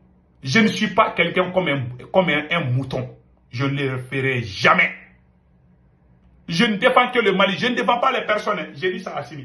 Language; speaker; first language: French; non-native, local second language; Bambara